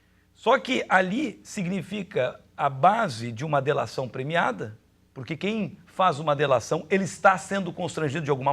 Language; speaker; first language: Portuguese; native; Portuguese